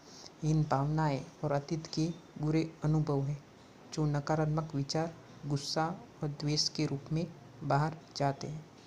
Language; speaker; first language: Hindi; native; Hindi